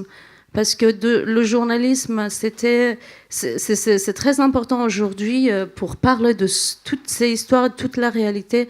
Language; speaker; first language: French; non-native, fluent; Central Kurdish